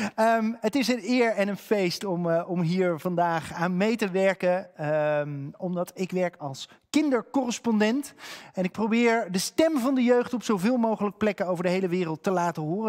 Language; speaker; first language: Dutch; native; Dutch